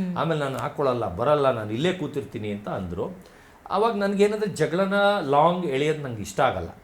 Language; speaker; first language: Kannada; native; Kannada